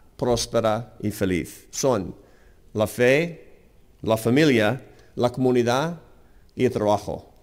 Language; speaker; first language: Spanish; non-native, fluent; English